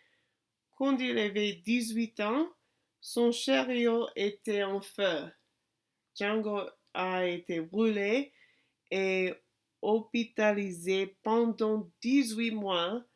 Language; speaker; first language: French; non-native, learner; English